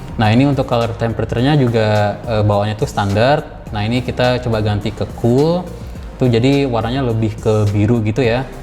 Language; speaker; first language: Indonesian; native; Indonesian